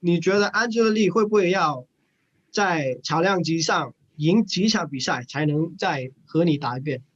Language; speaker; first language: Chinese; early bilingual, heritage; English